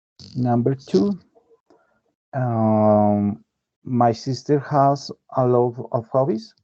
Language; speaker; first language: English; non-native, learner; Spanish